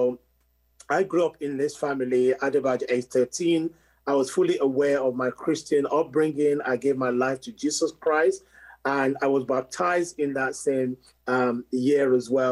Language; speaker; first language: English; non-native, local second language; Yoruba